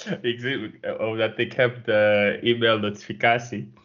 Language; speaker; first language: Dutch; non-native, learner; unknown